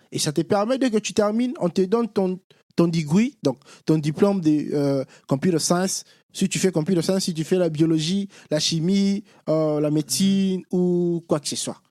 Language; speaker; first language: French; non-native, local second language; Lingala